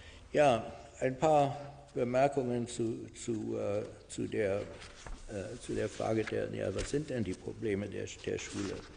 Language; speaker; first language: German; non-native, fluent; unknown